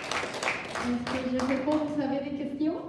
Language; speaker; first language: French; non-native, learner; Spanish